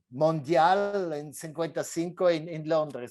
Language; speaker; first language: Spanish; non-native, fluent; French